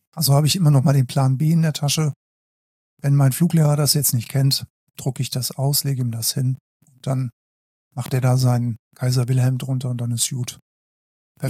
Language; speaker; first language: German; native; German